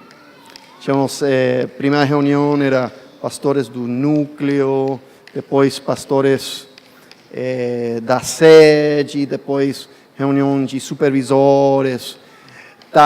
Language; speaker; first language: Portuguese; non-native, fluent; English